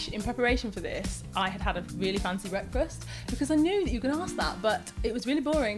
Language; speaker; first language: English; native; English